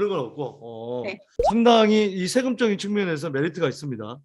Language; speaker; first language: Korean; native; Korean